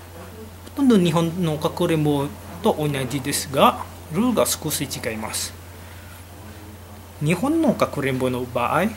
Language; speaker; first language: Japanese; non-native, learner; Indonesian